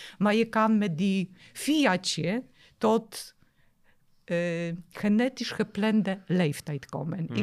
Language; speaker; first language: Dutch; non-native, fluent; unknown